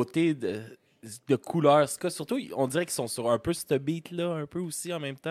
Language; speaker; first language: French; native; French